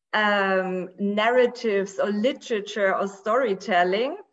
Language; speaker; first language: English; non-native, fluent; Portuguese